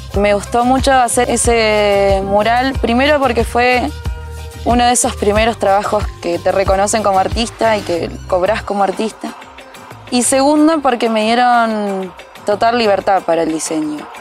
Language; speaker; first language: Spanish; native; Spanish